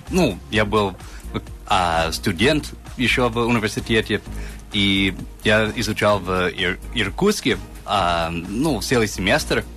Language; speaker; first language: Russian; non-native, fluent; English